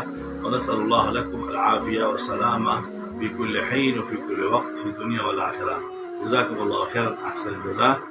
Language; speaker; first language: Arabic; non-native, fluent; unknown